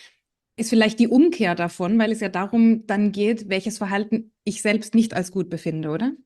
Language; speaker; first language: German; native; German